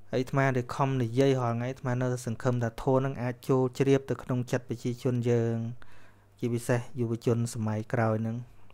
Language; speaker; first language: Khmer; native; Khmer